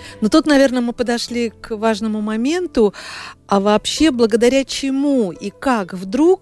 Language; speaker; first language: Russian; native; Russian